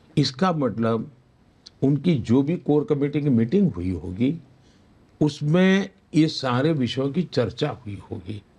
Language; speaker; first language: Hindi; non-native, local second language; Gujarati